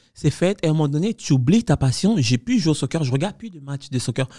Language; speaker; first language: French; non-native, fluent; Spanish